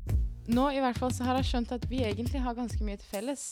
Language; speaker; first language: Norwegian; early bilingual, other home language; Persian